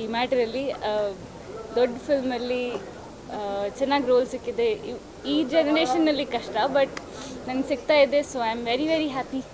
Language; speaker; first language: Kannada; non-native, learner; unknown